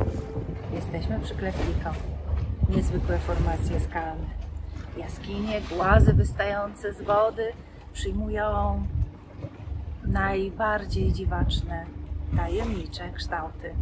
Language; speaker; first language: Polish; native; Polish